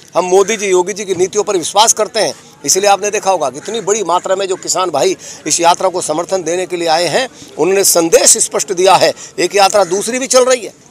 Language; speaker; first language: Hindi; native; Hindi